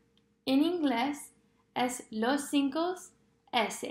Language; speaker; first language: Spanish; non-native, fluent; English